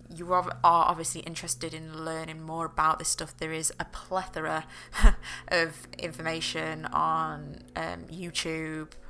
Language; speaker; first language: English; native; English